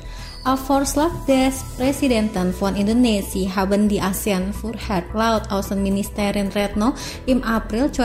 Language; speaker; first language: German; non-native, fluent; Indonesian